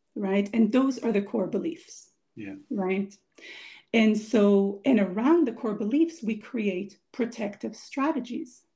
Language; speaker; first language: English; non-native, fluent; Hebrew